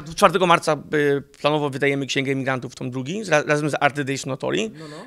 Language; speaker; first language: Polish; early bilingual, heritage; Danish